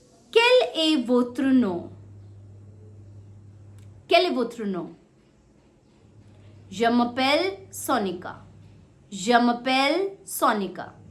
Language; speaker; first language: French; non-native, fluent; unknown